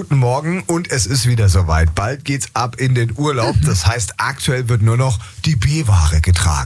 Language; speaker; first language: German; native; German